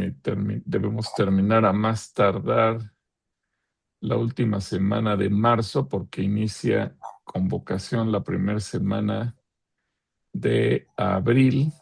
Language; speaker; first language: Spanish; native; Spanish